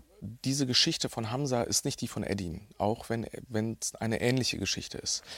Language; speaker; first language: German; early bilingual, other home language; Bosnian